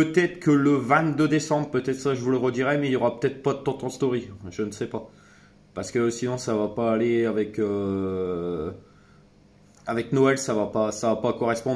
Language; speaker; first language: French; native; French